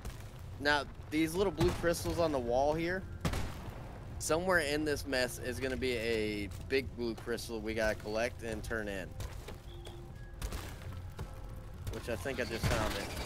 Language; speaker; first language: English; native; English